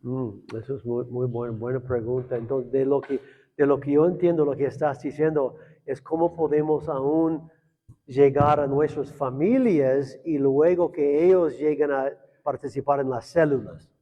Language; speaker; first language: Spanish; non-native, fluent; English